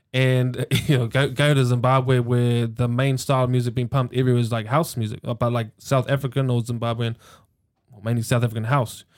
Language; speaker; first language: English; native; English